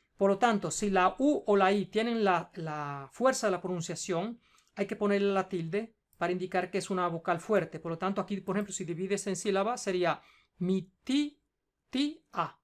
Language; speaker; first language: Spanish; native; Spanish